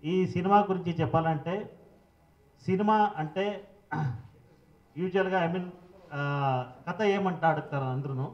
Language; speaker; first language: Telugu; non-native, fluent; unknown